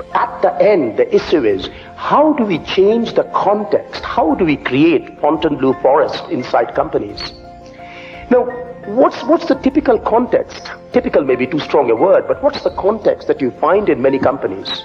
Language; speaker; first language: English; non-native, local second language; Bangla